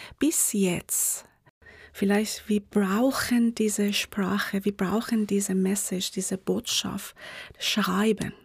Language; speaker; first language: German; non-native, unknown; Persian